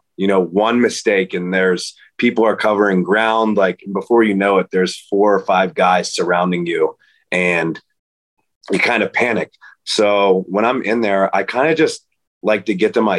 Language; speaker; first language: English; native; English